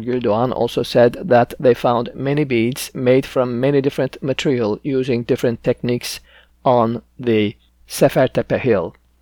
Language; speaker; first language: English; non-native, fluent; Turkish